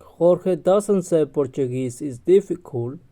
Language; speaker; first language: English; non-native, learner; Spanish